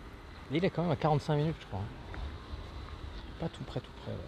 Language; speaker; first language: French; native; French